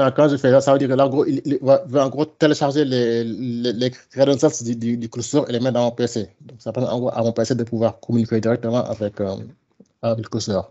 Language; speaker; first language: French; non-native, local second language; Wolof